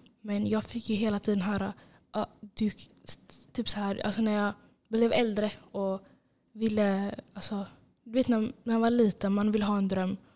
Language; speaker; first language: Swedish; early bilingual, other home language; Somali